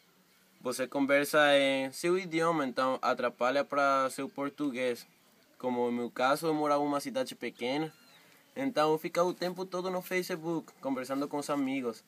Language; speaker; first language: Portuguese; non-native, fluent; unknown